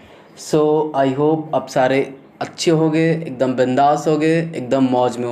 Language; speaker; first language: Hindi; native; Hindi